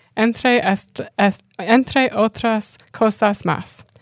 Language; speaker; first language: Spanish; non-native, fluent; English